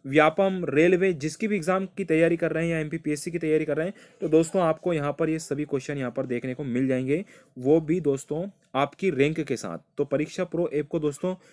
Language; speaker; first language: Hindi; native; Hindi